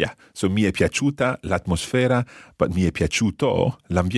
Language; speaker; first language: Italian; non-native, fluent; English